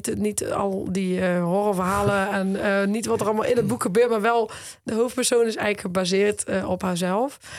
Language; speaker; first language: Dutch; native; Dutch